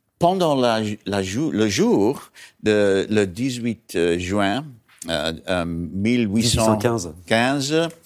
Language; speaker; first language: French; non-native, learner; English